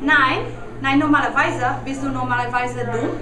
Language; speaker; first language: German; non-native, learner; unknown